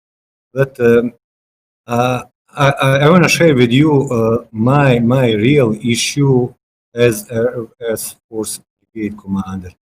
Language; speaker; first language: English; non-native, fluent; Bosnian